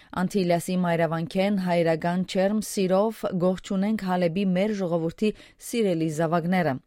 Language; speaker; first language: Armenian; early bilingual, heritage; Armenian